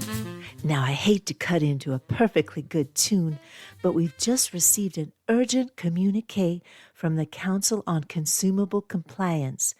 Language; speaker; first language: English; native; English